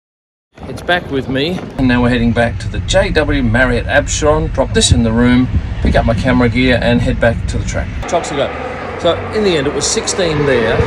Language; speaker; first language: English; native; English